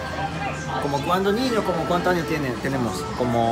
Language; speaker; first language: Spanish; non-native, learner; Japanese